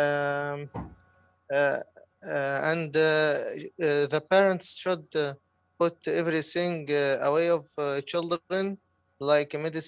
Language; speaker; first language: English; non-native, learner; Arabic